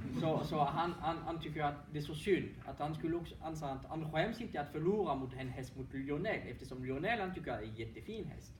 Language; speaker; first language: Swedish; non-native, fluent; French